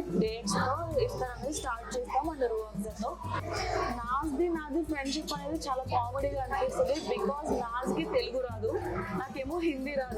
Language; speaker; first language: Telugu; native; Telugu